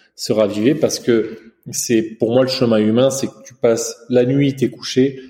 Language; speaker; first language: French; early bilingual, other home language; Chinese